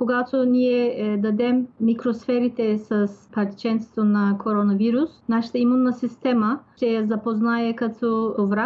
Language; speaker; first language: Bulgarian; non-native, local second language; Turkish